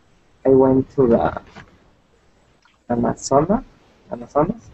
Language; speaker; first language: English; non-native, learner; Spanish